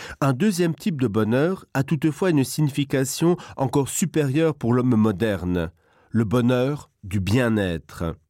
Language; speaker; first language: French; non-native, local second language; Luxembourgish